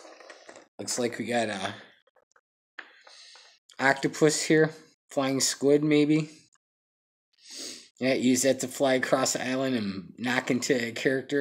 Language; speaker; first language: English; native; English